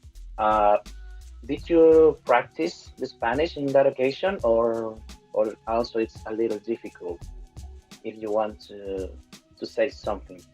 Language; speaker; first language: English; non-native, fluent; Spanish